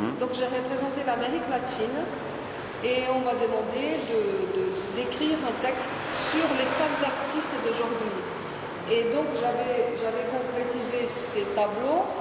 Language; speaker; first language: French; non-native, fluent; Portuguese